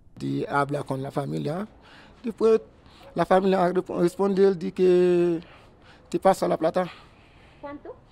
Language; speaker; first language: Spanish; non-native, learner; Haitian Creole